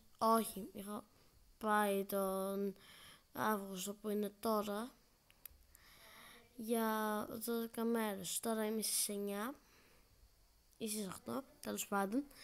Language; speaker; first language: Greek; early bilingual, other home language; Albanian